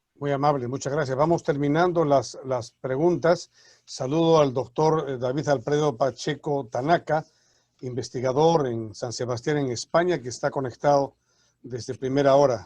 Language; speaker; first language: Spanish; native; Spanish